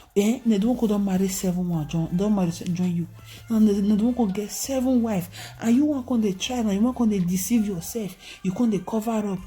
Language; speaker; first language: Nigerian Pidgin; non-native, local second language; Igbo